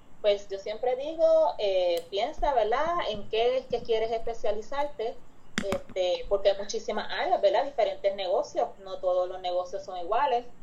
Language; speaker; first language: Spanish; native; Spanish